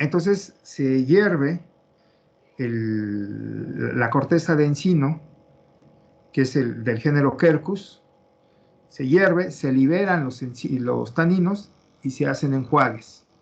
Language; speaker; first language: Spanish; native; Spanish